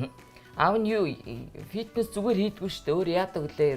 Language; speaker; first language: Mongolian; native; Mongolian